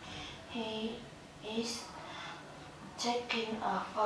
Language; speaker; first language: English; non-native, learner; Vietnamese